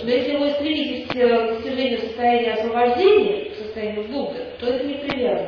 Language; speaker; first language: Russian; native; Russian